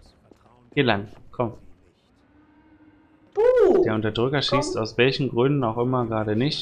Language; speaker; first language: German; native; German